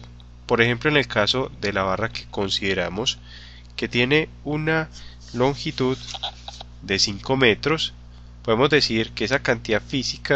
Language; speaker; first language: Spanish; native; Spanish